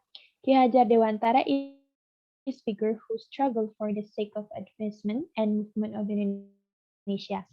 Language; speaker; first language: English; non-native, learner; Indonesian